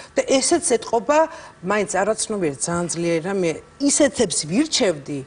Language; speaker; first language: Georgian; native; Georgian